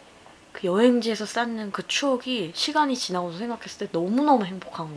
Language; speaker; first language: Korean; native; Korean